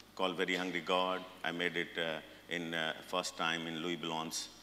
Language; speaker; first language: English; non-native, local second language; Hindi